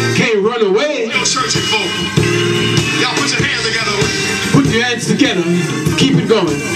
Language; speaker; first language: English; native; English